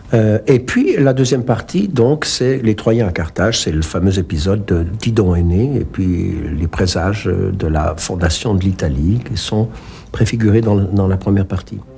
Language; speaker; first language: French; native; French